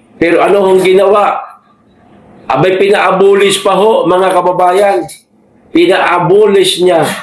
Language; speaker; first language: Filipino; non-native, local second language; Cebuano